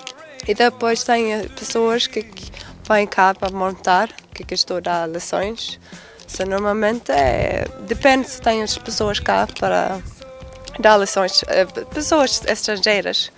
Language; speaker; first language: Portuguese; non-native, learner; Swedish